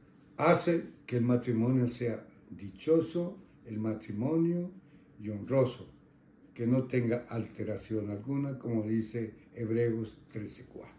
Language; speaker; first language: Spanish; native; Spanish